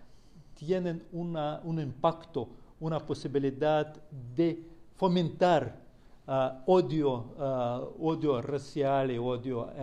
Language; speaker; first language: Spanish; non-native, fluent; Russian